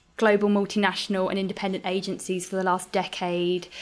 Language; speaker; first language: English; native; English